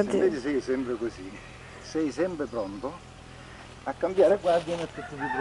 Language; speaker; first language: Italian; native; Italian